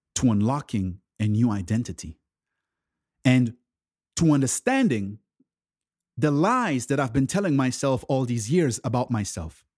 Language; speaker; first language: English; early bilingual, other home language; French